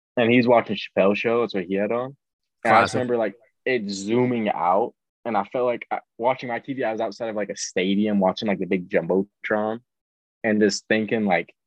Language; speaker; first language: English; native; English